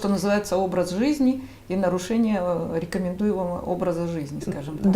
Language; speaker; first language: Russian; native; Russian